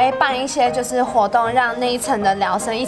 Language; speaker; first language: Chinese; native; Chinese